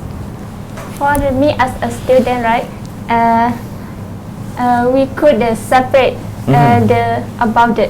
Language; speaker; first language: English; non-native, learner; Thai